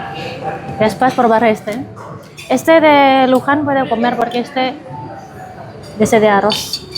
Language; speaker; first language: Spanish; non-native, learner; Indonesian